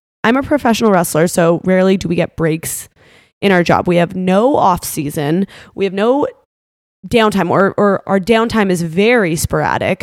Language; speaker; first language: English; native; English